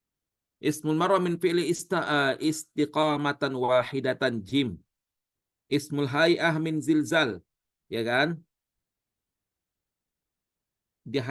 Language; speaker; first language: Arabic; non-native, fluent; Indonesian